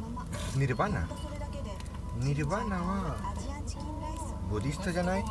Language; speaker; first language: Japanese; non-native, learner; Spanish